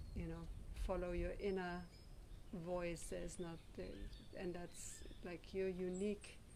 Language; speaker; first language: English; non-native, fluent; German